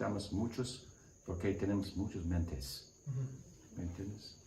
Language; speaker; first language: Spanish; non-native, learner; English